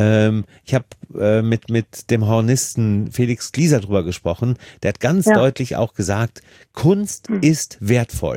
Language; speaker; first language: German; native; German